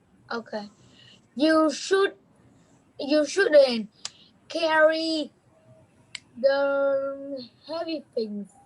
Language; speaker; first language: English; non-native, learner; Vietnamese